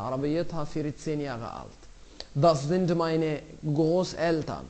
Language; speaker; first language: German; non-native, fluent; Arabic